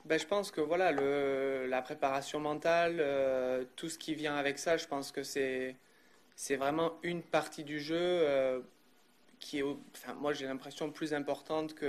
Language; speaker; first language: French; native; French